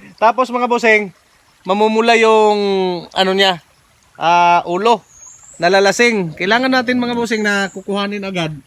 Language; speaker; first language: Filipino; non-native, local second language; Cebuano